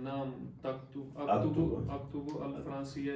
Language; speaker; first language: Arabic; non-native, learner; Urdu